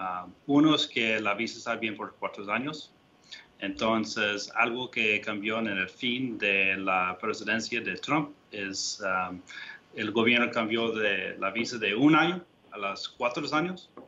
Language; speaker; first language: Spanish; non-native, fluent; English